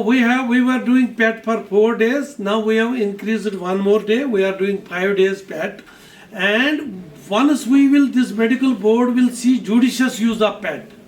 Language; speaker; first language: English; non-native, local second language; Kashmiri